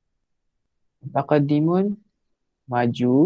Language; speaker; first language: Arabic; non-native, fluent; Malay